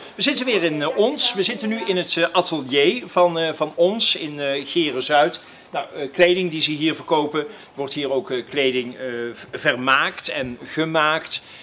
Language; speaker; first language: Dutch; native; Dutch